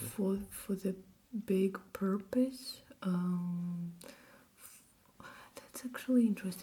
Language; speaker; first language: English; non-native, fluent; Russian